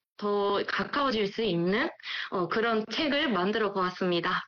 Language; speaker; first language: Korean; non-native, fluent; Japanese